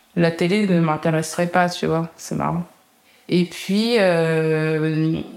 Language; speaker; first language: French; native; French